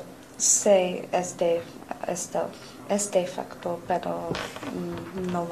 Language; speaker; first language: Spanish; non-native, learner; English